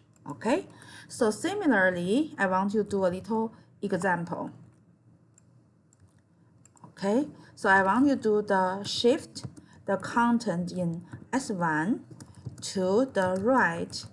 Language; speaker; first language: English; non-native, fluent; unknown